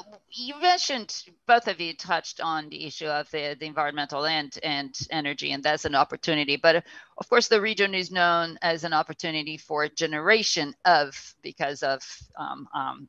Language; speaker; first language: English; non-native, fluent; Portuguese